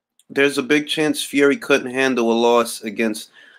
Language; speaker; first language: English; early bilingual, other home language; Spanish